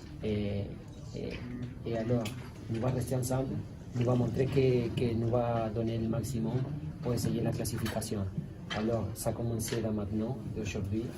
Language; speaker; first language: French; non-native, learner; Spanish